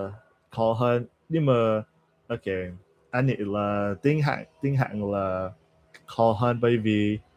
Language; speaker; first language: Vietnamese; non-native, learner; English